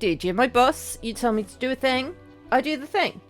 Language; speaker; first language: English; native; English